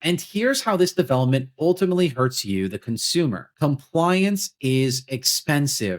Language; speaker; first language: English; native; English